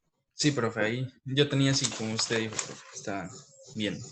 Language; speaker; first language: Spanish; native; Spanish